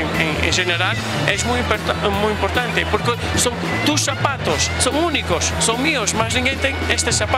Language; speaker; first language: Spanish; non-native, fluent; Portuguese